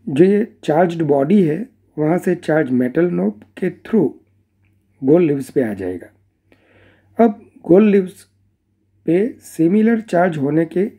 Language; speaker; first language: Hindi; non-native, local second language; Gujarati